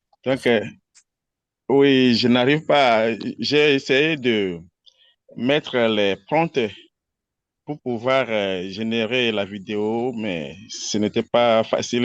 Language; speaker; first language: French; non-native, local second language; Wolof